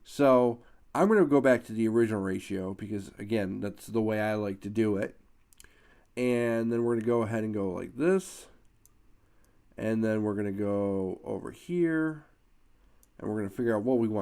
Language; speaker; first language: English; native; English